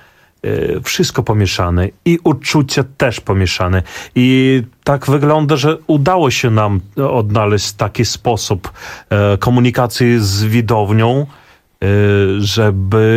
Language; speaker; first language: Polish; non-native, fluent; Belarusian